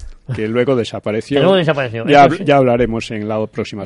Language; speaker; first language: Spanish; native; Spanish